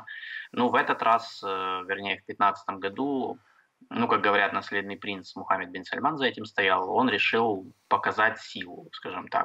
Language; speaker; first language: Russian; native; Russian